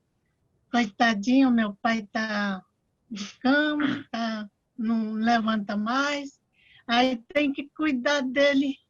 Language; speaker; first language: Portuguese; non-native, local second language; Guarani